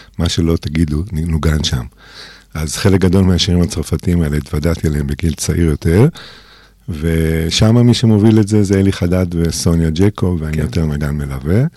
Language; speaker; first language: Hebrew; early bilingual, other home language; English